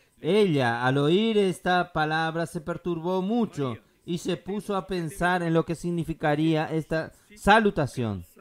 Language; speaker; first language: Spanish; non-native, fluent; Portuguese